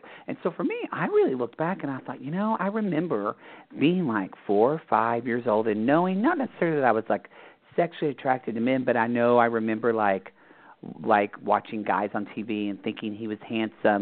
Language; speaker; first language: English; native; English